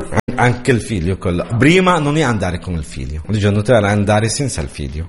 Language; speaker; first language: Italian; non-native, learner; Arabic